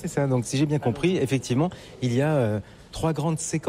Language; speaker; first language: French; native; French